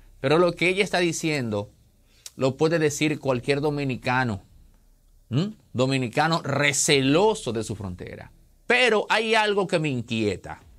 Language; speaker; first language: Spanish; native; Spanish